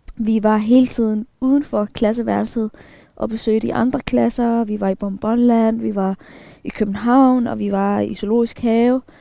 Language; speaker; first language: Danish; early bilingual, other home language; Arabic